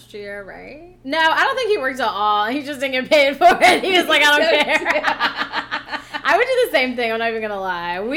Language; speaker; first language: English; native; English